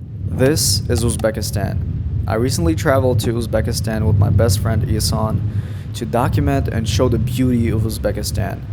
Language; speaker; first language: English; early bilingual, heritage; English